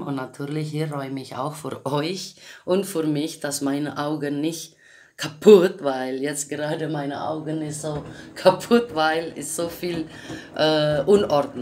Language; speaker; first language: German; non-native, learner; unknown